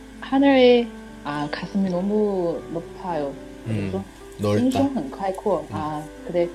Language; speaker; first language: Korean; non-native, learner; Chinese